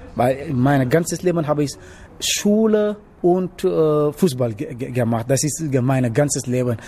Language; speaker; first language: German; non-native, learner; Wolof